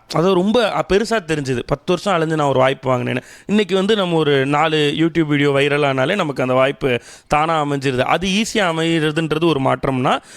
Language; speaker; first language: Tamil; native; Tamil